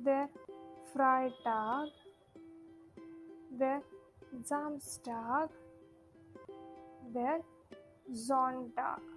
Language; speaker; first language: German; non-native, fluent; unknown